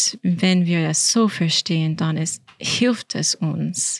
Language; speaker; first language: German; non-native, fluent; English